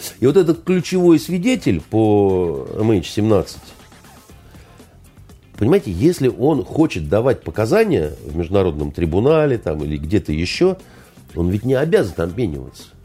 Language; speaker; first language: Russian; native; Russian